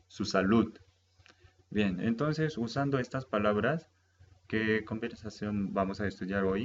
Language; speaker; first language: Spanish; non-native, fluent; Japanese